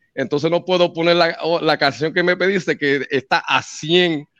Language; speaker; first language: Spanish; native; Spanish